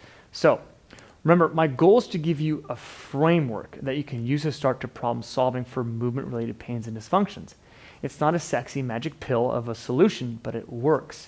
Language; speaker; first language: English; native; English